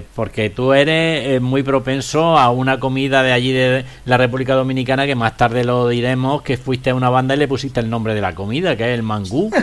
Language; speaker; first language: Spanish; native; Spanish